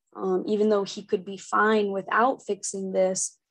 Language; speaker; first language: English; native; English